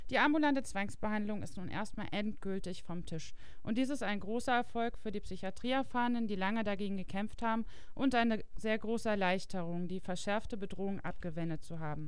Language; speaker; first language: German; native; German